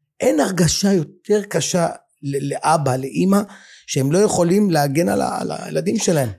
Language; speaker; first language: Hebrew; native; Hebrew